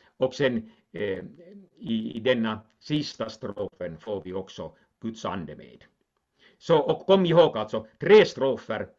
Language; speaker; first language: Swedish; non-native, local second language; Finnish